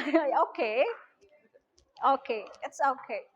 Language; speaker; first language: English; non-native, learner; Indonesian